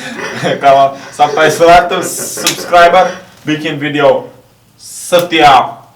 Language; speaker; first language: Indonesian; non-native, learner; English